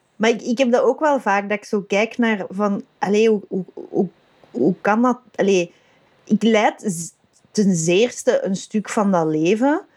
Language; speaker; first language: Dutch; native; Dutch